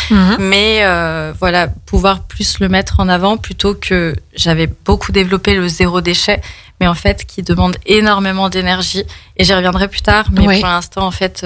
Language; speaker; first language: French; native; French